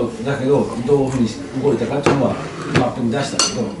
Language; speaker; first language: Japanese; native; Japanese